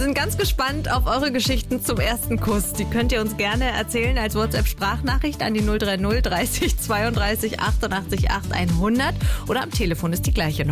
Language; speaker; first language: German; native; German